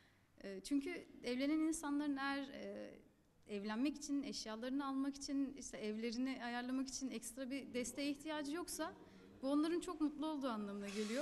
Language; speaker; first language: Turkish; native; Turkish